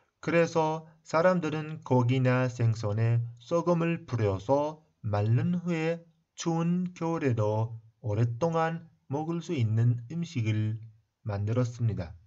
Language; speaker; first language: Korean; non-native, fluent; Uzbek